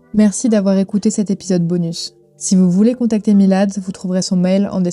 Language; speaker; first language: French; native; French